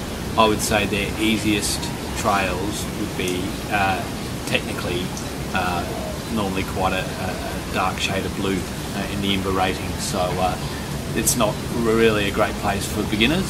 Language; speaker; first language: English; native; English